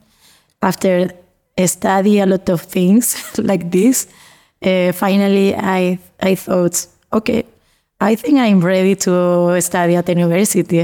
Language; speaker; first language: English; non-native, learner; Spanish